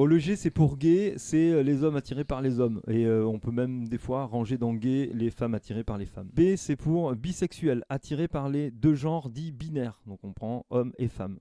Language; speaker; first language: French; native; French